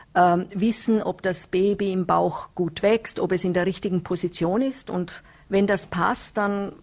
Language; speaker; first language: German; native; German